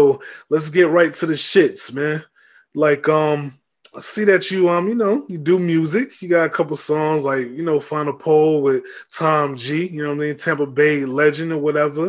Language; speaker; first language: English; native; English